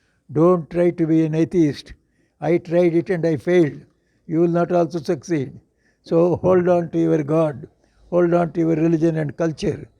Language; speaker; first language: English; non-native, local second language; Kannada